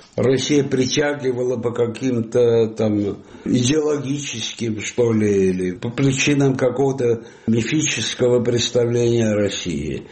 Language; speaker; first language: Russian; non-native, fluent; Italian